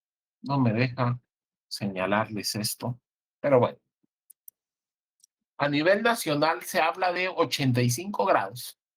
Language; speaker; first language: Spanish; native; Spanish